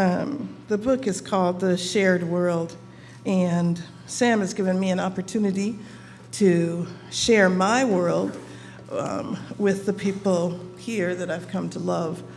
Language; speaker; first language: English; native; English